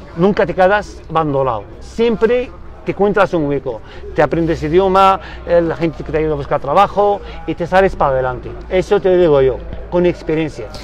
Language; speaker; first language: Spanish; non-native, fluent; Arabic